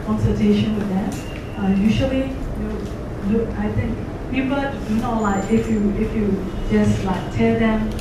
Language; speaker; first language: English; non-native, fluent; Burmese